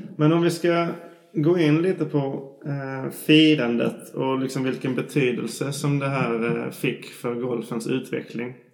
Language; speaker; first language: Swedish; native; Swedish